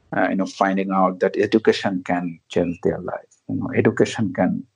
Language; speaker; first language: English; non-native, local second language; Bangla